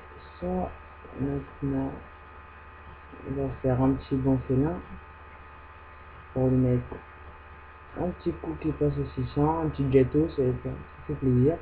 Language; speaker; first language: French; native; French